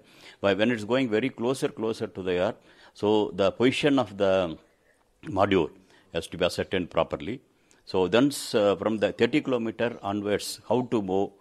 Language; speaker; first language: English; non-native, local second language; Tamil